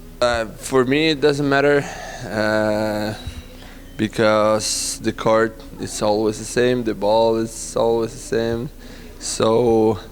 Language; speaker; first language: English; non-native, learner; Spanish